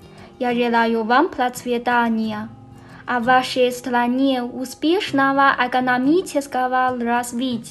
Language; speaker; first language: Russian; non-native, learner; Chinese